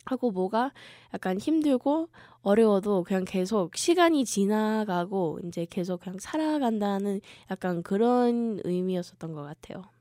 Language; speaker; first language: Korean; early bilingual, heritage; Korean